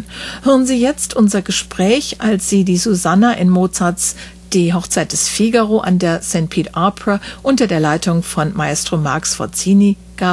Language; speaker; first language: German; native; German